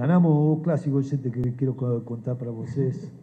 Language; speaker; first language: Portuguese; non-native, learner; Spanish